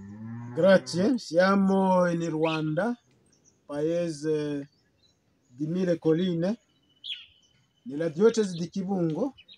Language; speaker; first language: Italian; non-native, fluent; Kinyarwanda